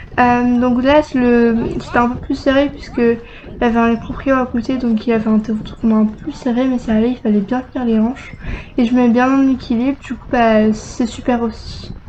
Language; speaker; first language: French; native; French